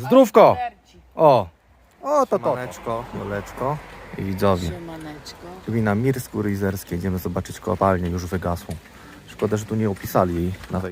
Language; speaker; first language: Polish; native; Polish